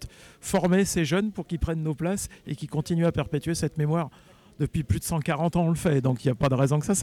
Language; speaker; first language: French; native; French